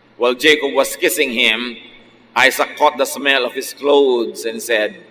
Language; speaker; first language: English; non-native, local second language; Filipino